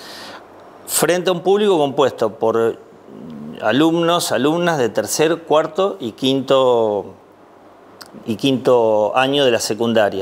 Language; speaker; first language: Spanish; native; Spanish